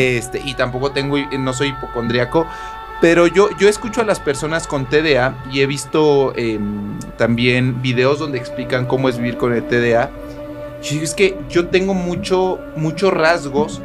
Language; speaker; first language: Spanish; native; Spanish